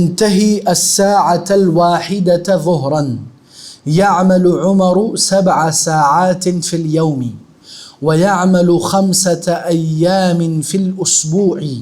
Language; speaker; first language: Arabic; non-native, fluent; Urdu